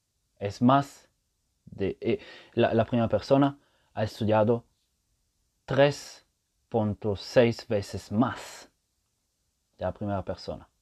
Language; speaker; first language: Spanish; non-native, fluent; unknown